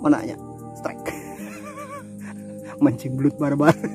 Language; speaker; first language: Indonesian; native; Indonesian